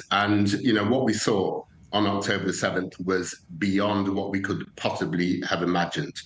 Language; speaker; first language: English; native; English